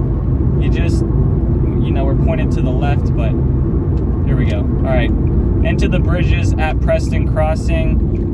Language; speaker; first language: English; native; English